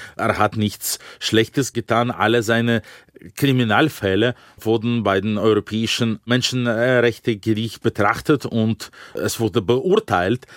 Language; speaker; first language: German; non-native, fluent; Russian